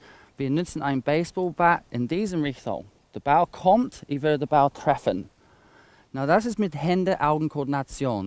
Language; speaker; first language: German; non-native, fluent; English